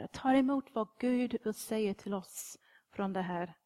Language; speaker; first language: Swedish; non-native, fluent; English